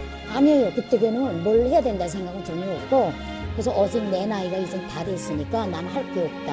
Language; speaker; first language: Korean; native; Korean